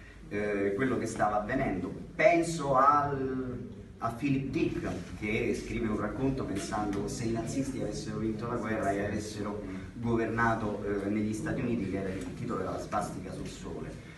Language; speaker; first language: Italian; native; Italian